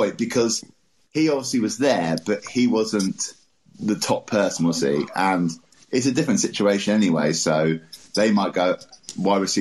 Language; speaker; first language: English; native; English